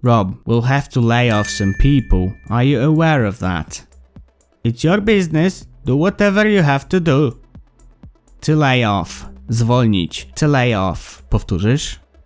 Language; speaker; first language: English; non-native, fluent; Polish